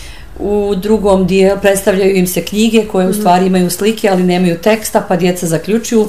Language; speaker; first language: Croatian; native; Croatian